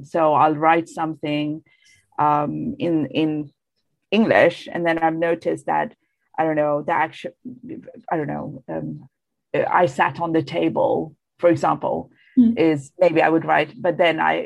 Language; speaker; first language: English; non-native, fluent; Bangla